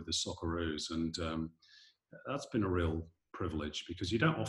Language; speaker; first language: English; native; English